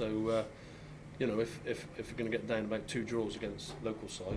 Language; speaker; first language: English; native; English